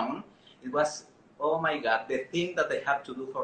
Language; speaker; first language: English; non-native, learner; Spanish